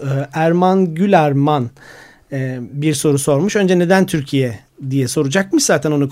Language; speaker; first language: Turkish; native; Turkish